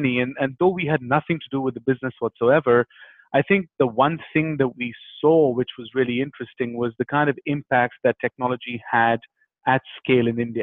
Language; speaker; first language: English; non-native, local second language; Hindi